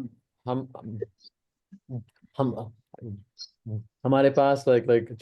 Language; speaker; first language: Hindi; non-native, local second language; English